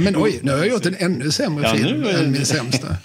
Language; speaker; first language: Swedish; native; Swedish